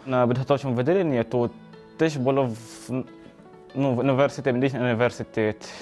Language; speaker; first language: Ukrainian; non-native, learner; Arabic